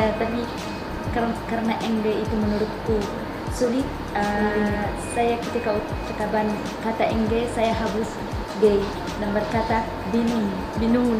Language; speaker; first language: Indonesian; non-native, learner; Arabic